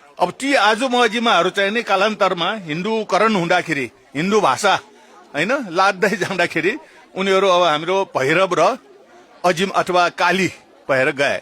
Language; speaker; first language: Nepali; non-native, local second language; Newari